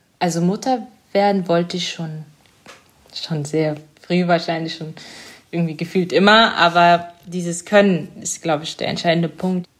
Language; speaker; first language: German; early bilingual, other home language; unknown